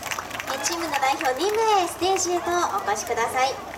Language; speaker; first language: Japanese; native; Japanese